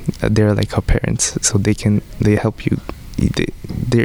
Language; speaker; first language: English; non-native, local second language; Odia